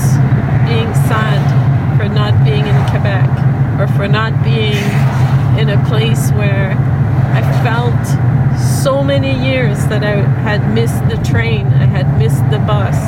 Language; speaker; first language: English; native; English